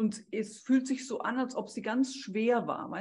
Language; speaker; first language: German; native; German